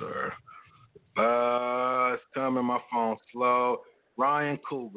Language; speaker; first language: English; native; English